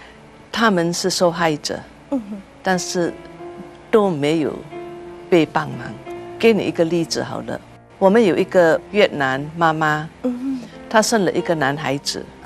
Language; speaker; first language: Chinese; early bilingual, heritage; Chinese